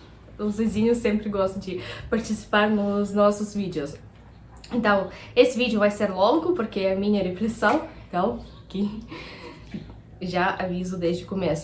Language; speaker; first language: Portuguese; non-native, fluent; Russian